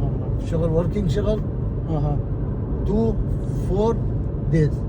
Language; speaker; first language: Arabic; non-native, learner; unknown